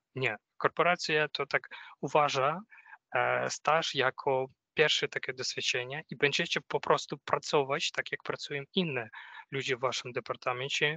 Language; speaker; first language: Polish; non-native, fluent; Ukrainian